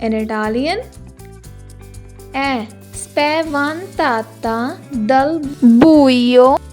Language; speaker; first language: Italian; non-native, learner; Hindi